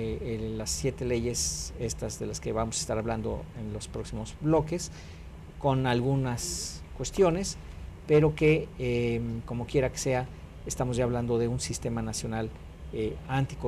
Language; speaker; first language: Spanish; native; Spanish